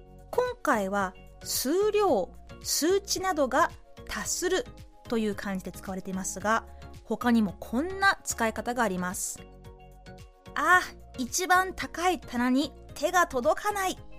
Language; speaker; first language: Japanese; native; Japanese